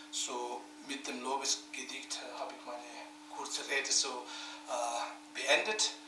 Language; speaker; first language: German; non-native, learner; Tibetan